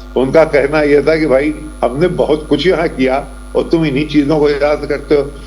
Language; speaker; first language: Urdu; native; Urdu